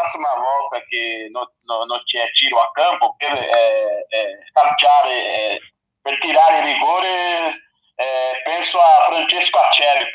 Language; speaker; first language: Italian; non-native, learner; Portuguese